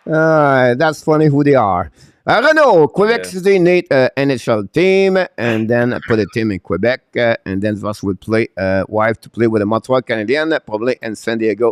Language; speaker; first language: English; non-native, local second language; French